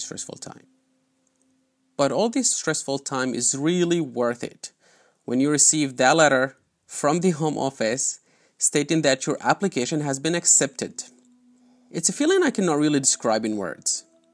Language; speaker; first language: English; non-native, fluent; Arabic